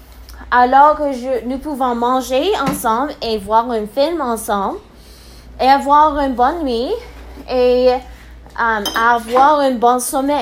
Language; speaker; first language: French; non-native, learner; English